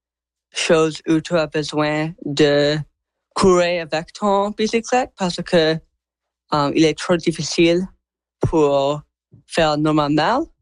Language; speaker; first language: French; non-native, learner; English